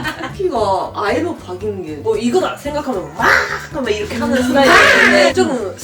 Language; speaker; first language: Korean; non-native, fluent; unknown